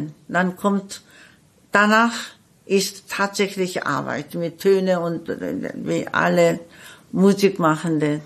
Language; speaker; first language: German; non-native, fluent; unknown